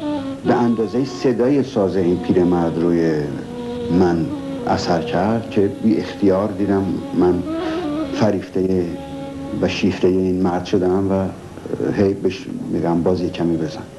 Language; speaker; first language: Persian; native; Persian